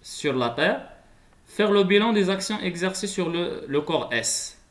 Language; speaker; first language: French; non-native, local second language; Arabic